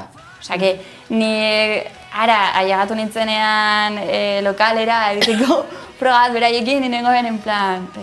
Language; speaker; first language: Basque; non-native, local second language; Spanish